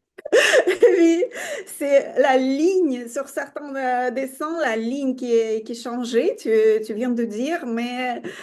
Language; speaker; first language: French; non-native, fluent; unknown